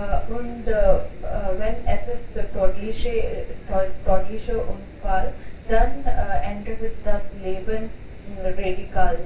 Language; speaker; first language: German; non-native, learner; Hindi